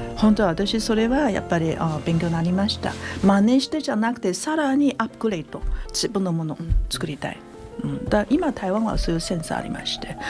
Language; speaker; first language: Japanese; non-native, fluent; Chinese